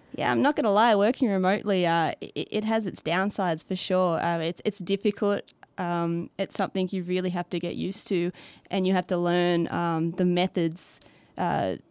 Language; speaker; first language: English; native; English